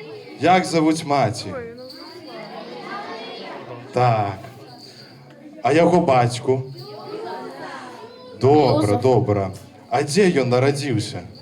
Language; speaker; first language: Belarusian; non-native, local second language; Russian